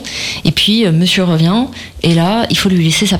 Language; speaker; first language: French; native; French